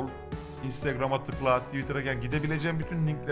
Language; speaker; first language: Turkish; native; Turkish